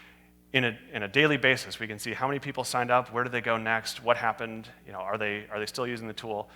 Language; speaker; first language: English; native; English